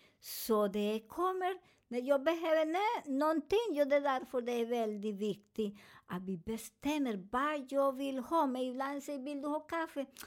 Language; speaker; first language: Swedish; non-native, learner; Spanish